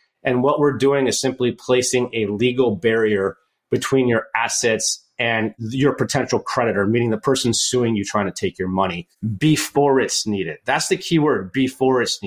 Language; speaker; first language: English; native; English